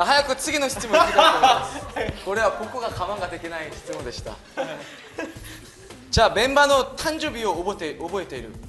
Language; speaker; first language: Japanese; non-native, fluent; Korean